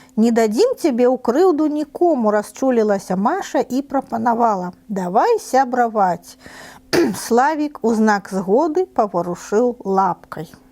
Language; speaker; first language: Belarusian; non-native, local second language; Russian